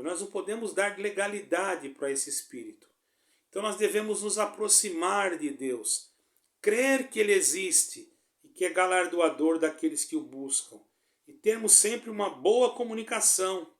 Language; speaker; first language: Portuguese; native; Portuguese